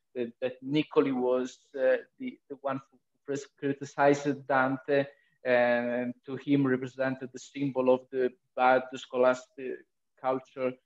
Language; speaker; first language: English; non-native, fluent; Italian